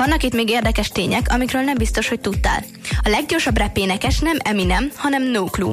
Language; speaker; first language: Hungarian; native; Hungarian